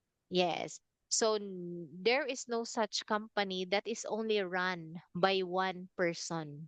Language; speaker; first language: English; non-native, fluent; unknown